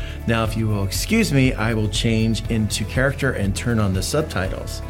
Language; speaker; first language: English; native; English